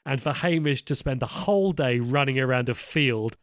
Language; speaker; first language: English; native; English